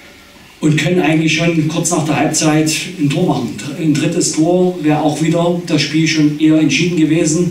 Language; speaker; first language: German; native; German